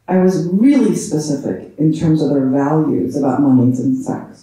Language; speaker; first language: English; native; English